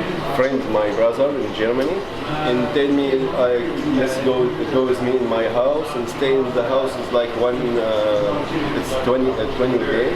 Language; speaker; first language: English; non-native, learner; Arabic